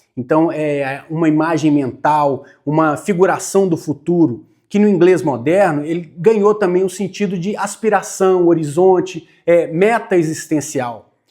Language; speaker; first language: Portuguese; native; Portuguese